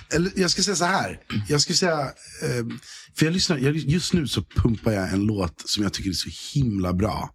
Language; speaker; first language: Swedish; early bilingual, other home language; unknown